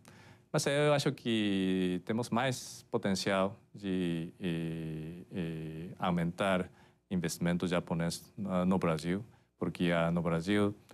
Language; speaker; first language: Portuguese; non-native, fluent; Japanese